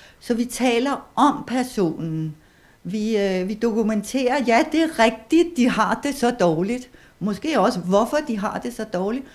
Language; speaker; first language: Danish; native; Danish